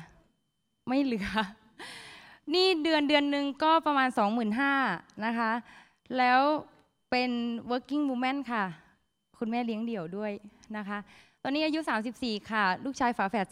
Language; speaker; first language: Thai; native; Thai